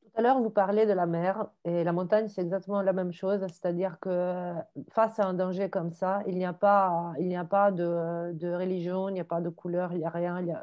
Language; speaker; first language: French; non-native, fluent; Italian